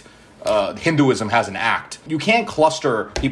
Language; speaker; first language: English; early bilingual, other home language; Malayalam